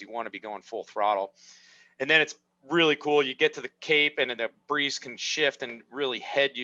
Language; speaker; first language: English; native; English